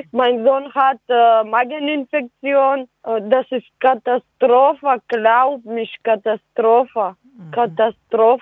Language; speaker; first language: German; non-native, learner; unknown